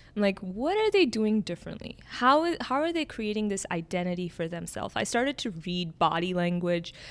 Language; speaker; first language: English; early bilingual, other home language; Arabic